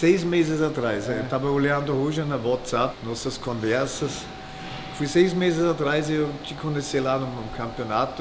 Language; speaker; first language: Portuguese; non-native, fluent; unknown